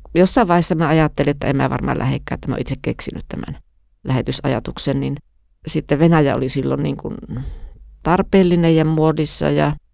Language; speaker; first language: Finnish; native; Finnish